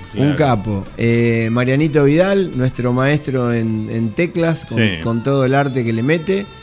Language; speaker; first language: Spanish; native; Spanish